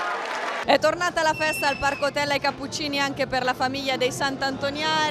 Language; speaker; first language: Italian; native; Italian